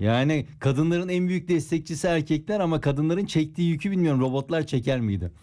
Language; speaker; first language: Turkish; native; Turkish